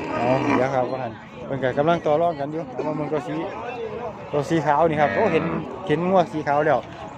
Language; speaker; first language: Thai; native; Thai